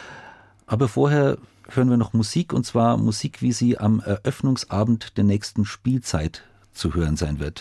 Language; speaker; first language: German; native; German